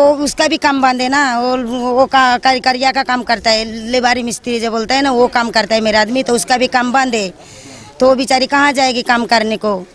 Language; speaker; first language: Hindi; non-native, local second language; Bangla